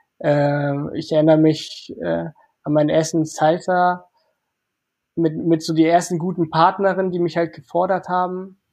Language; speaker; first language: German; early bilingual, other home language; Portuguese